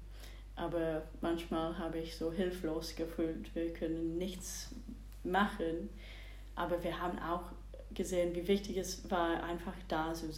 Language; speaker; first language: German; non-native, fluent; English